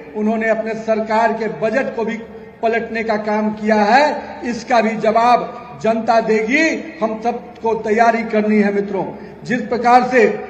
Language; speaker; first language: Hindi; native; Hindi